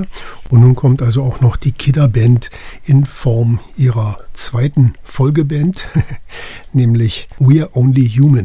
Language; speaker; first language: German; native; German